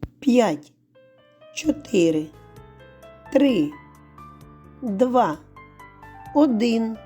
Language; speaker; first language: Ukrainian; native; Ukrainian